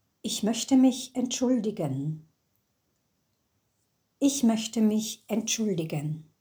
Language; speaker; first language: German; non-native, fluent; English